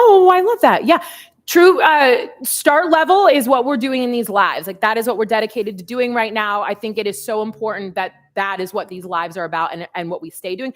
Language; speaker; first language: English; native; English